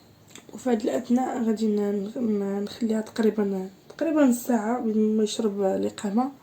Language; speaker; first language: Arabic; native; Arabic